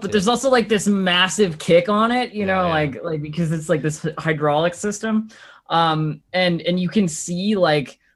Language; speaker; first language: English; native; English